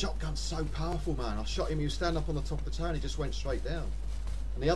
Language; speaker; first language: English; native; English